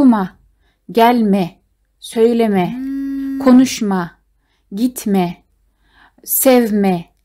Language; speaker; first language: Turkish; non-native, fluent; Kazakh